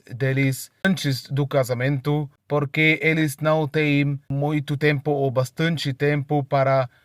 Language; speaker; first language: Portuguese; non-native, fluent; Arabic